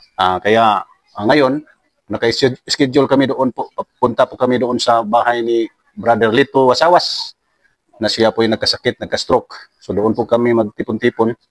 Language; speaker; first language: Filipino; non-native, local second language; Cebuano